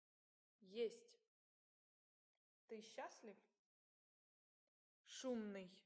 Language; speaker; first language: Russian; non-native, learner; English